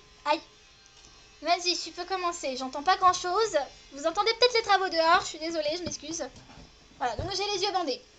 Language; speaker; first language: French; native; French